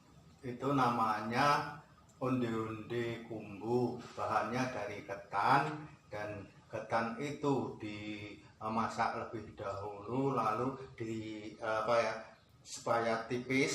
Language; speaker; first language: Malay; non-native, local second language; Javanese